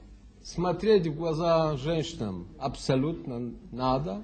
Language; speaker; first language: Russian; non-native, fluent; Polish